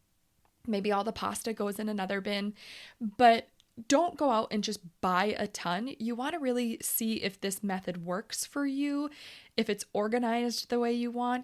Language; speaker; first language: English; native; English